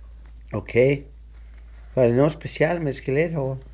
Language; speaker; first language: Danish; non-native, fluent; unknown